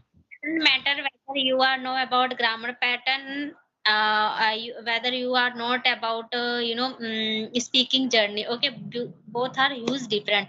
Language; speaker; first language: English; non-native, learner; Hindi